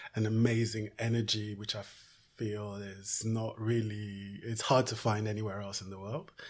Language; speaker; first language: English; early bilingual, other home language; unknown